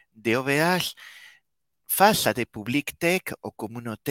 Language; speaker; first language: French; non-native, fluent; Spanish